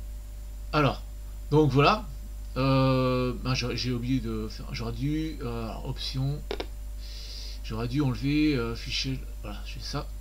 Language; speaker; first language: French; native; French